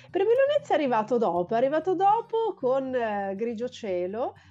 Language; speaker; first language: Italian; native; Italian